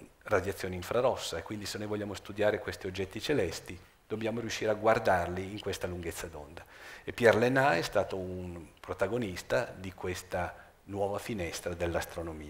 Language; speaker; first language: Italian; native; Italian